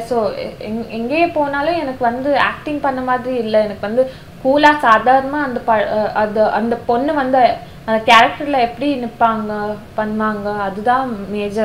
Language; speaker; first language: Tamil; non-native, fluent; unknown